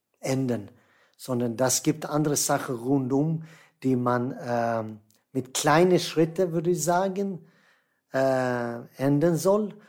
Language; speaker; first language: German; non-native, fluent; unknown